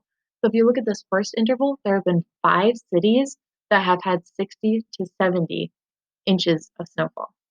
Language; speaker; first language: English; native; English